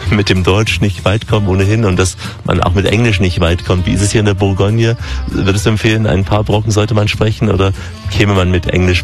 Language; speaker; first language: German; native; German